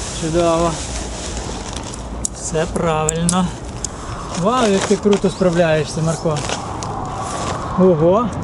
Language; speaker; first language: Ukrainian; native; Ukrainian